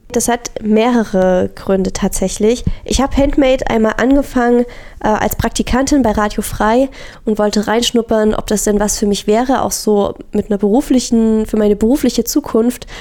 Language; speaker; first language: German; native; German